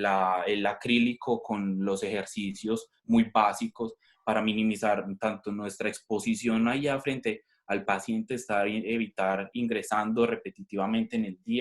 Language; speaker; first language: Spanish; native; Spanish